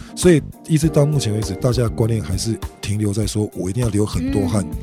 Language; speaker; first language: Chinese; native; Chinese